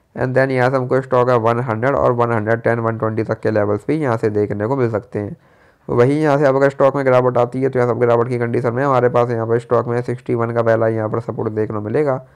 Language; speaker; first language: Hindi; native; Hindi